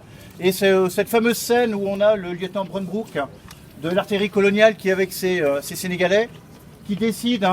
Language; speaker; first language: French; native; French